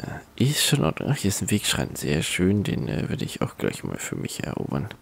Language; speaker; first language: German; native; German